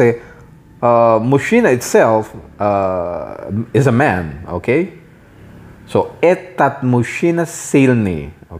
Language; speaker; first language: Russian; non-native, fluent; Filipino